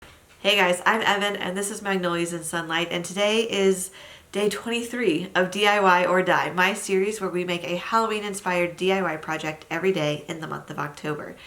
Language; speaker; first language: English; native; English